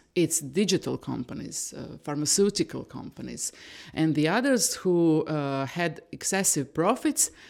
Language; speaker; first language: English; non-native, fluent; Croatian